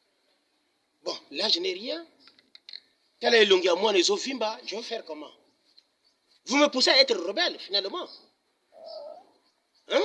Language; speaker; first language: French; non-native, local second language; Lingala